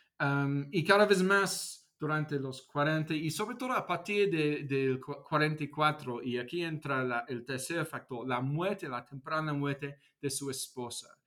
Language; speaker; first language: Spanish; non-native, fluent; English